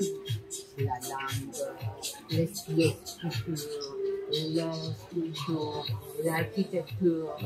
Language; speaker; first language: French; non-native, learner; Spanish